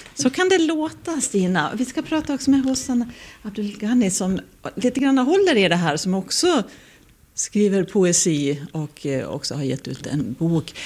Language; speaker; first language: Swedish; native; Swedish